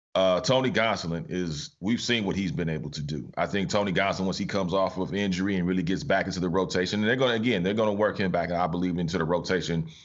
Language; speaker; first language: English; native; English